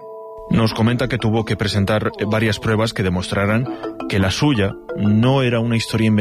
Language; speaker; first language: Spanish; native; Spanish